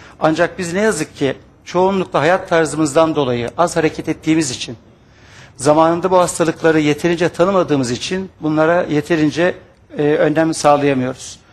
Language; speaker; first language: Turkish; native; Turkish